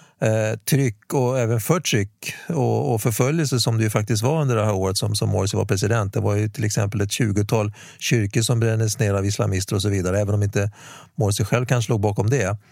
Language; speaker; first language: Swedish; native; Swedish